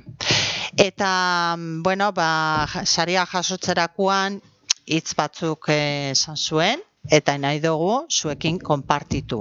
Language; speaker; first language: Basque; native; Basque